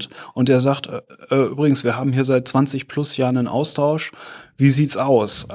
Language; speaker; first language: German; native; German